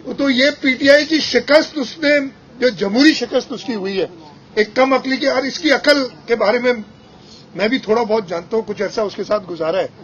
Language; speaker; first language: Urdu; non-native, local second language; Sindhi